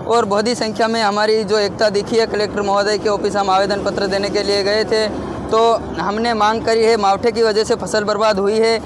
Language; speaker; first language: Hindi; non-native, local second language; Bhili